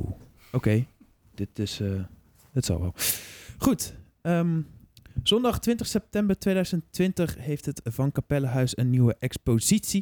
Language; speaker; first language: Dutch; native; Dutch